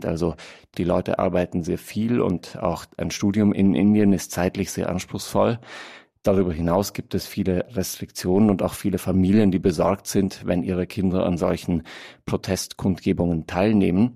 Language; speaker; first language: German; native; German